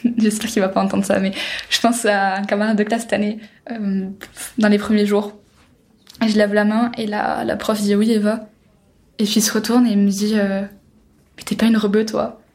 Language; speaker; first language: French; native; French